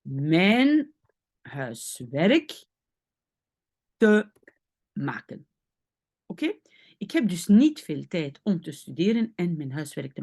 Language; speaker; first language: Dutch; non-native, fluent; French